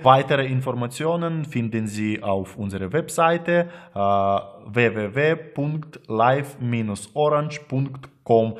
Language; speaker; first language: German; non-native, learner; Russian